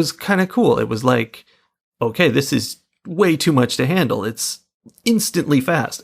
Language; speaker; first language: English; native; English